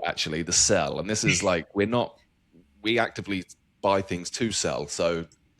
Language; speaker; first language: English; native; English